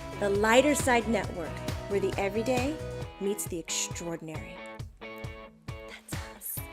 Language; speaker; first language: English; native; English